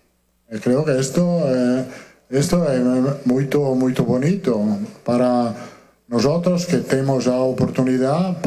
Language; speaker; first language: Portuguese; non-native, learner; Italian